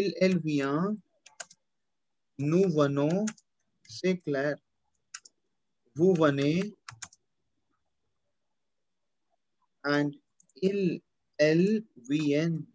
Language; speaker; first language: French; non-native, fluent; Hindi